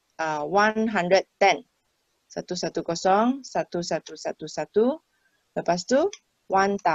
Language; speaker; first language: Malay; non-native, local second language; Chinese